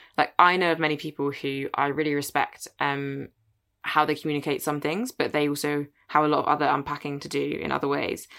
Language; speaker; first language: English; native; English